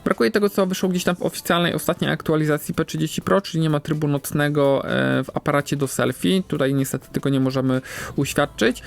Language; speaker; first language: Polish; native; Polish